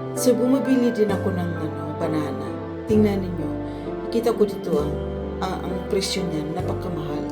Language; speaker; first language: Filipino; non-native, local second language; Cebuano